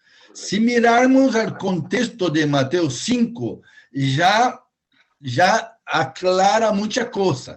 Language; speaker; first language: Spanish; non-native, fluent; Portuguese